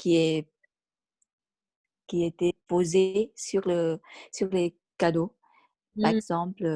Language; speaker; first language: French; non-native, learner; Vietnamese